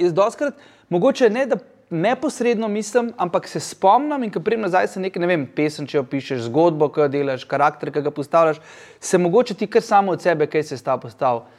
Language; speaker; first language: Slovenian; native; Slovenian